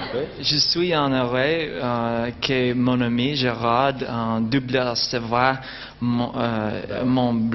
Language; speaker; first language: French; non-native, learner; English